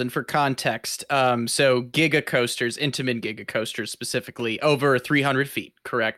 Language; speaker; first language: English; native; English